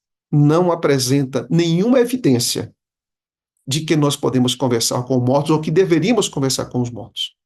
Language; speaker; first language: Portuguese; native; Portuguese